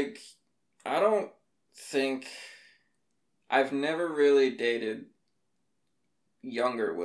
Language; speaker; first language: English; native; English